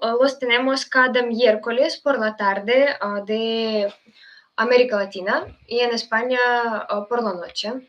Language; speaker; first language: Spanish; non-native, fluent; Russian